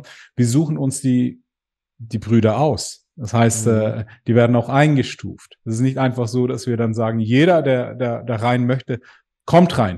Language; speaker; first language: German; native; German